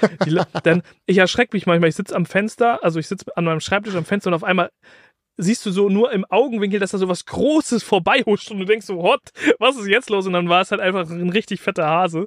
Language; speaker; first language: German; native; German